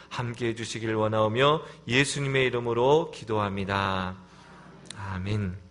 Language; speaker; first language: Korean; native; Korean